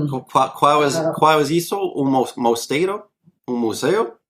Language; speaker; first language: Portuguese; non-native, learner; English